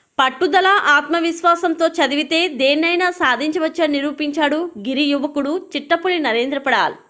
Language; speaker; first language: Telugu; native; Telugu